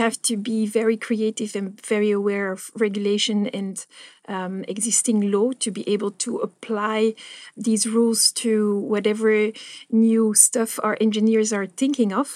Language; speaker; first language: English; non-native, fluent; Dutch